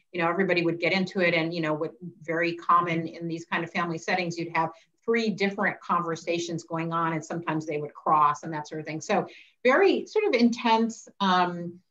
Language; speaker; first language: English; native; English